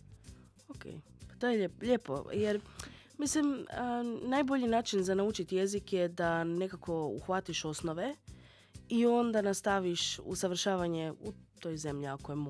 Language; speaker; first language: Serbian; native; Serbian